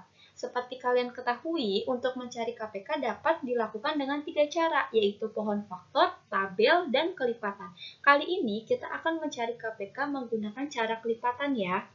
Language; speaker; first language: Indonesian; native; Indonesian